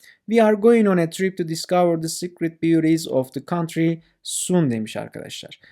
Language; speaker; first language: English; non-native, fluent; Turkish